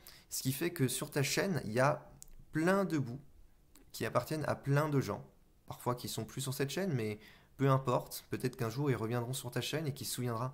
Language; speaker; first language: French; native; French